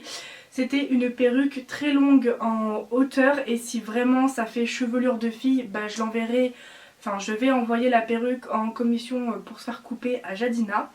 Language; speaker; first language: French; native; French